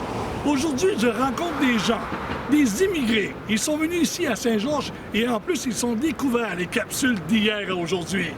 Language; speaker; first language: French; native; French